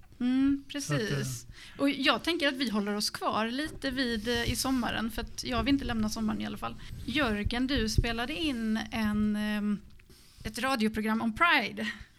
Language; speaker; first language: Swedish; native; Swedish